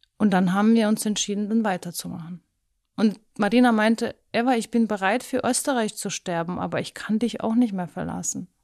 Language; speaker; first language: German; non-native, fluent; Ukrainian